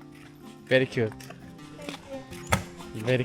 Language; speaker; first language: English; non-native, learner; Korean